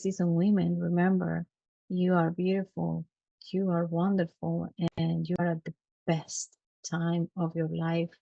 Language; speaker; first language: English; non-native, fluent; Spanish